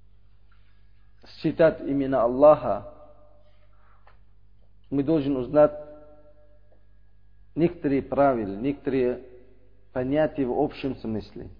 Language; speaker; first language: Russian; non-native, learner; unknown